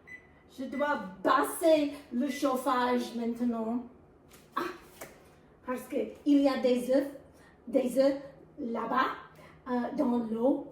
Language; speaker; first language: French; non-native, learner; English